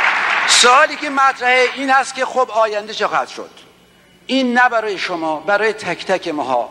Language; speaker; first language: Persian; native; Persian